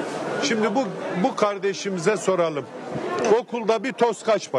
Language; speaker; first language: Turkish; native; Turkish